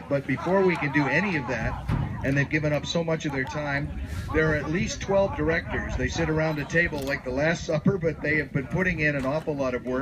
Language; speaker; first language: English; native; English